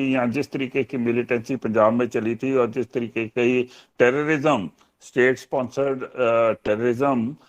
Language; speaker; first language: Hindi; non-native, local second language; Punjabi